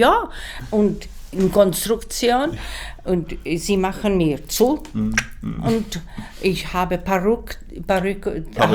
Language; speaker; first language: German; non-native, learner; Czech